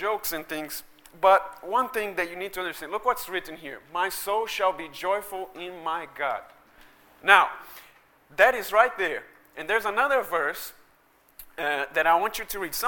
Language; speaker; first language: English; early bilingual, other home language; Portuguese